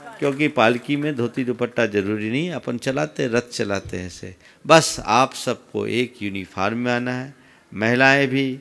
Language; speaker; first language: Hindi; native; Hindi